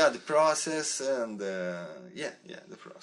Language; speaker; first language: English; non-native, learner; Italian